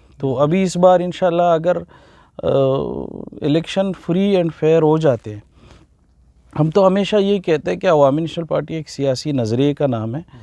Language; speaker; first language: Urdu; non-native, local second language; Pashto